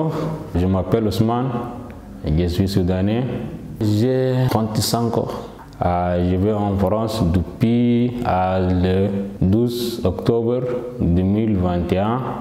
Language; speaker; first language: French; non-native, learner; Arabic